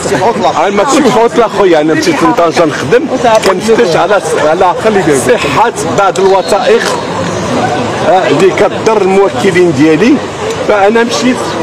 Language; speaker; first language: Arabic; native; Arabic